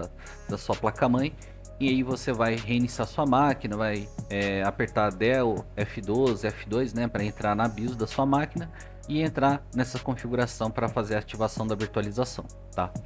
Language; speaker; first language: Portuguese; native; Portuguese